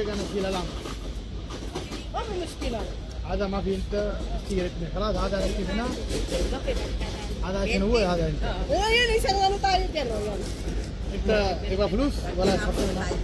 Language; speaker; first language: Arabic; non-native, learner; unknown